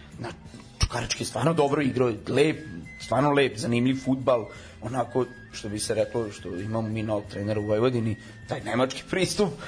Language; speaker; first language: Serbian; non-native, local second language; Rusyn